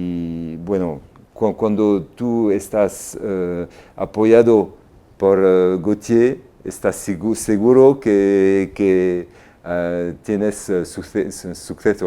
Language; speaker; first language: Spanish; non-native, fluent; French